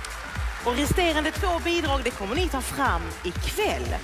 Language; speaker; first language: Swedish; native; Swedish